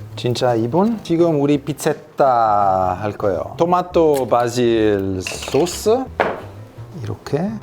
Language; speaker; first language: Korean; non-native, learner; Italian